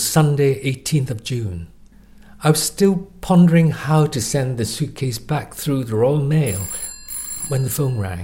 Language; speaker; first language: English; non-native, local second language; Cantonese